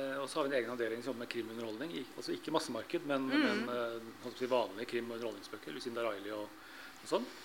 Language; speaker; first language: Norwegian; native; Norwegian